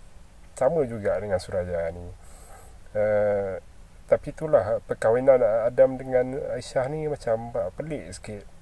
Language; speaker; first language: Malay; native; Malay